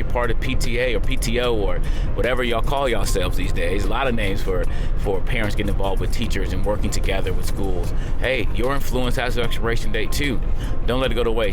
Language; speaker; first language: English; native; English